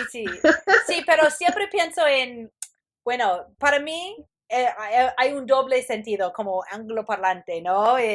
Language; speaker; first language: Spanish; non-native, fluent; English